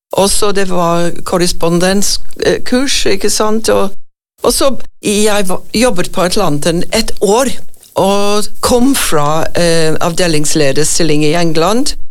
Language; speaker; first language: Norwegian; non-native, fluent; English